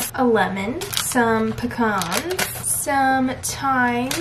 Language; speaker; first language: English; native; English